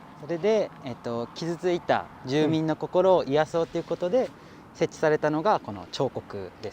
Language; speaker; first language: Japanese; native; Japanese